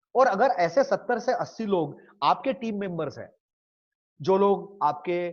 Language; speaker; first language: Hindi; non-native, local second language; Marathi